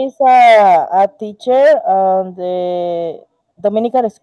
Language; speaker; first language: English; non-native, learner; Spanish